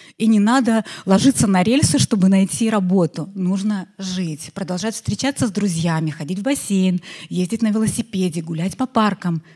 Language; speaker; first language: Russian; native; Russian